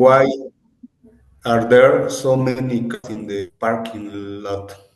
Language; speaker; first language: English; non-native, learner; Spanish